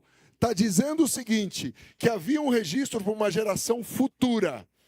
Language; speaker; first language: Portuguese; native; Portuguese